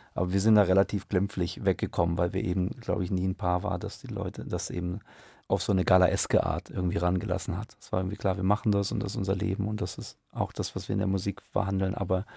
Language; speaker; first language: German; native; German